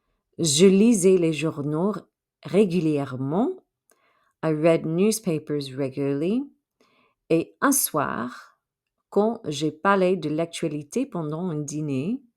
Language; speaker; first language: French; non-native, fluent; English